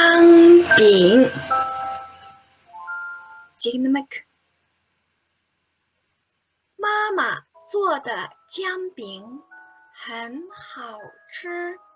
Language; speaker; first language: Chinese; non-native, fluent; Mongolian